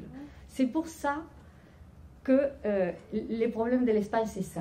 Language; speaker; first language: French; non-native, fluent; Spanish